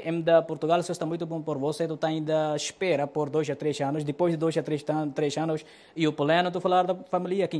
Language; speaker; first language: Portuguese; non-native, learner; Punjabi